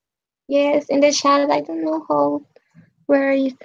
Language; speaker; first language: English; non-native, learner; Spanish